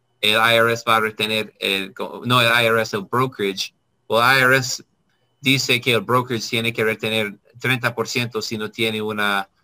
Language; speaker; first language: Spanish; non-native, learner; English